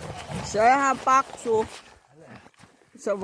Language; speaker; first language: Finnish; non-native, learner; Thai